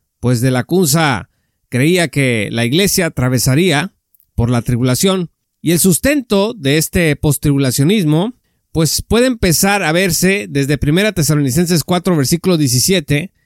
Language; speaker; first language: Spanish; native; Spanish